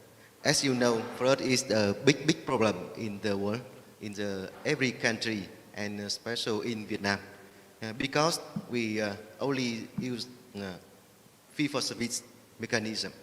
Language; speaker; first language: English; non-native, learner; Vietnamese